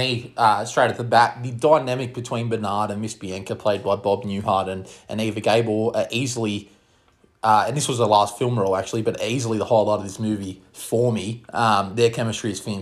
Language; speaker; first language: English; native; English